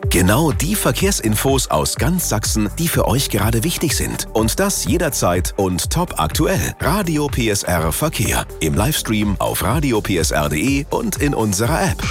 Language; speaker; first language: German; native; German